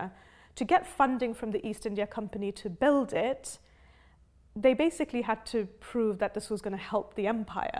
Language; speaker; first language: English; non-native, local second language; Hindi